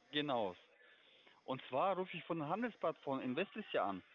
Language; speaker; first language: German; non-native, fluent; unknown